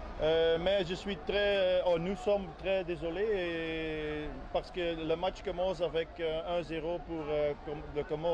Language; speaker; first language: French; non-native, learner; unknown